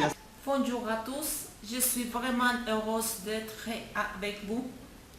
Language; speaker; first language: French; non-native, learner; Spanish